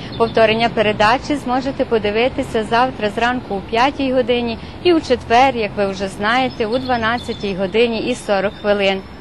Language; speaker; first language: Ukrainian; early bilingual, heritage; Ukrainian